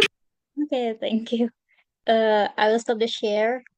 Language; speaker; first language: English; non-native, fluent; Indonesian